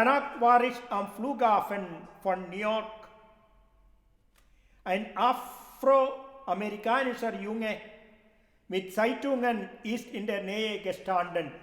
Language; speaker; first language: German; non-native, fluent; Malayalam